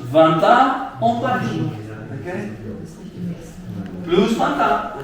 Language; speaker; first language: French; non-native, learner; Portuguese